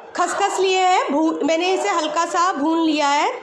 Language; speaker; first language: Hindi; native; Hindi